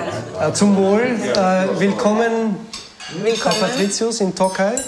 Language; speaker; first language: German; native; German